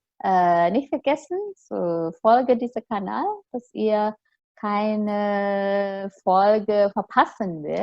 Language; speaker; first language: German; non-native, fluent; Indonesian